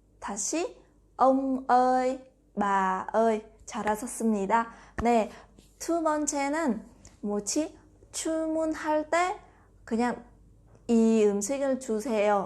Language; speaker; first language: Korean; non-native, fluent; Vietnamese